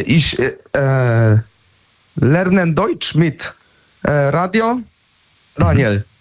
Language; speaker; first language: German; non-native, learner; Polish